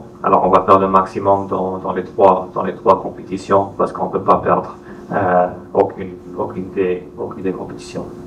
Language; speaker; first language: French; non-native, fluent; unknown